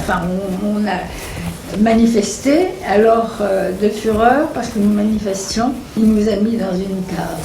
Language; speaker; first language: French; native; French